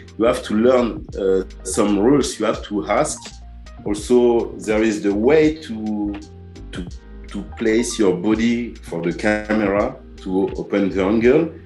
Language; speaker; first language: English; non-native, learner; French